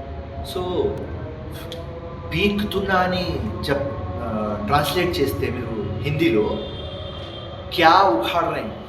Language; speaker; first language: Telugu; non-native, local second language; Urdu